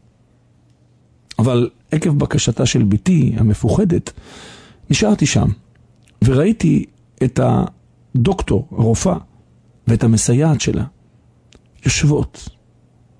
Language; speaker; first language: Hebrew; native; Hebrew